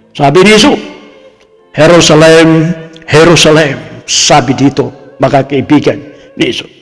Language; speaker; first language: Filipino; non-native, local second language; Cebuano